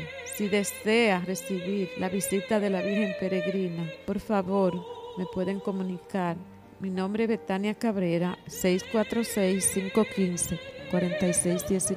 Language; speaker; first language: Spanish; native; Spanish